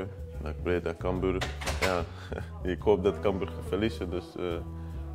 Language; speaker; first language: Dutch; non-native, learner; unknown